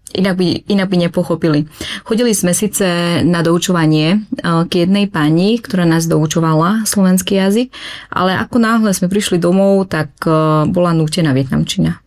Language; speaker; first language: Slovak; early bilingual, other home language; Vietnamese